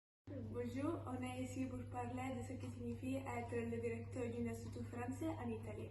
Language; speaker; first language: French; non-native, learner; Italian